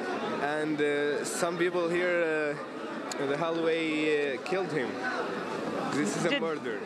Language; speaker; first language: English; non-native, fluent; Arabic